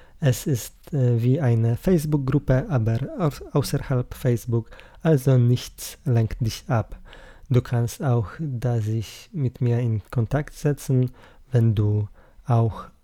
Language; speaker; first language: German; non-native, learner; Polish